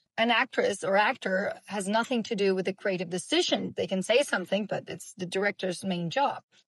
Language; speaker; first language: English; native; English